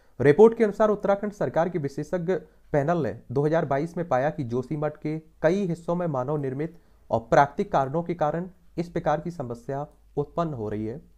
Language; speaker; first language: Hindi; native; Hindi